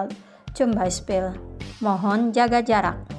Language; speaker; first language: German; non-native, fluent; Indonesian